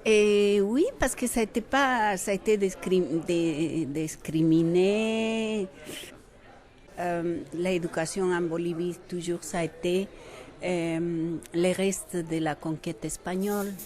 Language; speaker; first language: French; non-native, fluent; Quechua